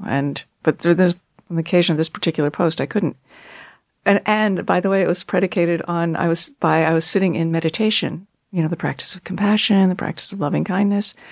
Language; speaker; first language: English; native; English